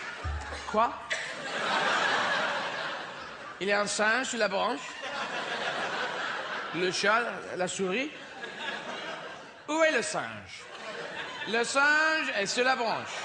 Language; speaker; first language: French; non-native, fluent; English